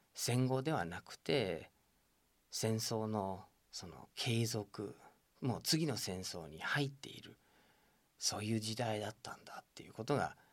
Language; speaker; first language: Japanese; non-native, fluent; English